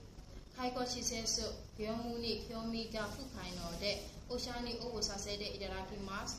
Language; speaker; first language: Japanese; non-native, learner; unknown